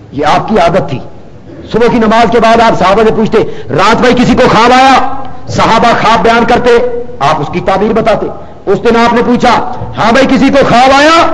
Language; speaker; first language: Urdu; non-native, local second language; Punjabi